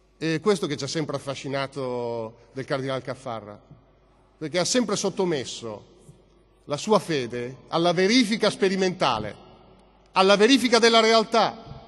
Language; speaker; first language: Italian; native; Italian